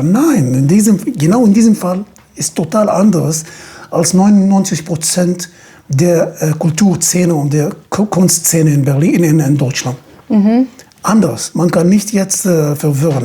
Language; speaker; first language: German; non-native, fluent; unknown